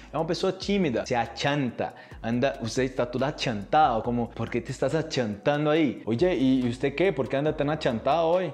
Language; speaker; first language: Portuguese; native; Portuguese